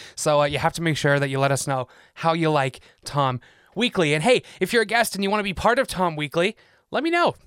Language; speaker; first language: English; native; English